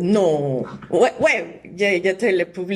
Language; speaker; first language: French; non-native, learner; Spanish